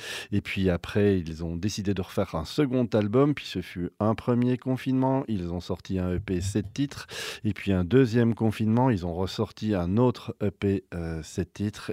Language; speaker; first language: French; native; French